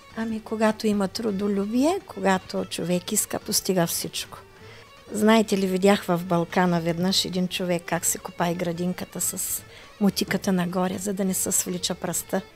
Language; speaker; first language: Bulgarian; native; Bulgarian